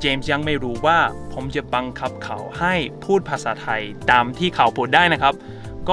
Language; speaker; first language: Thai; non-native, fluent; English